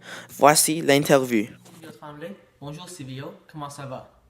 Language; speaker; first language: French; native; French